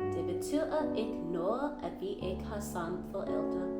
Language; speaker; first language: Danish; non-native, learner; English